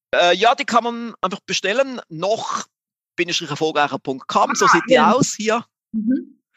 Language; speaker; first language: German; native; German